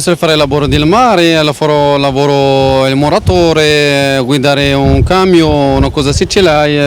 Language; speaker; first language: Italian; non-native, learner; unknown